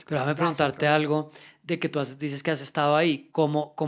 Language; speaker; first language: Spanish; native; Spanish